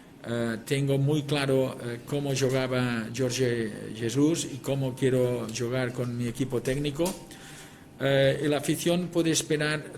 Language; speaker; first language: Spanish; non-native, local second language; Catalan